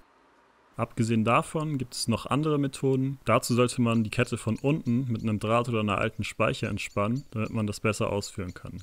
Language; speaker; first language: German; native; German